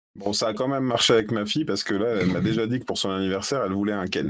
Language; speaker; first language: French; native; French